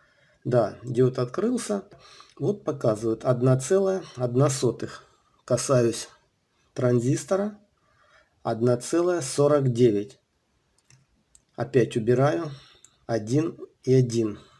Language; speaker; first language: Russian; native; Russian